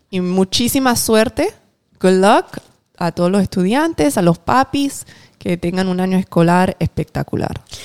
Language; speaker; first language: Spanish; early bilingual, heritage; Spanish